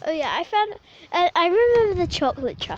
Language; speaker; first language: English; native; English